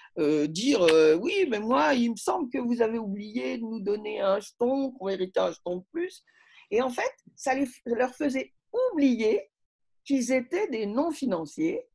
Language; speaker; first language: French; native; French